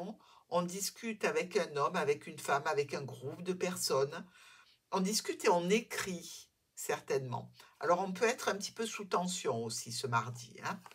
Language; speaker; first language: French; native; French